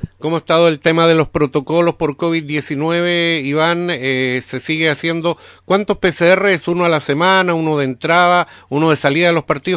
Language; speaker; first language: Spanish; native; Spanish